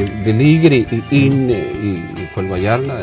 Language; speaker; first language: Swedish; non-native, fluent; Spanish